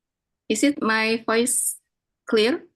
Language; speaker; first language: English; non-native, fluent; Indonesian